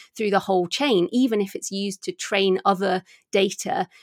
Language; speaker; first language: English; native; English